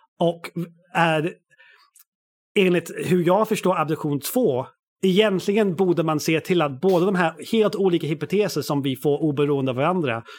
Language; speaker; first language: Swedish; non-native, fluent; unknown